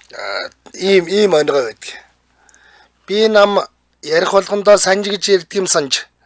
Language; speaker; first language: Mongolian; native; Mongolian